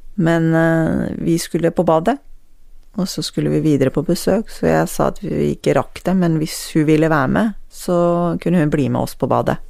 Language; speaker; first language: Norwegian; early bilingual, other home language; Persian